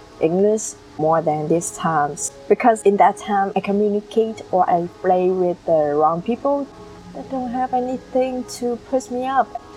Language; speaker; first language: English; non-native, learner; Vietnamese